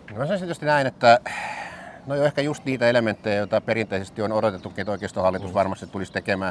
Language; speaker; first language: Finnish; native; Finnish